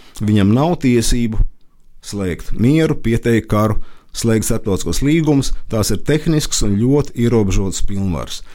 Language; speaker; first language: Latvian; native; Latvian